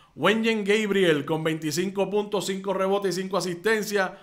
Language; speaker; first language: Spanish; native; Spanish